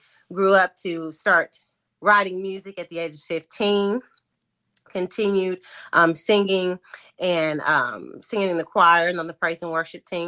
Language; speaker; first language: English; native; English